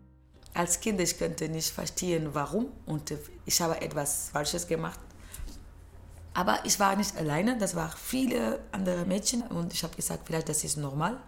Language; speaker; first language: German; non-native, learner; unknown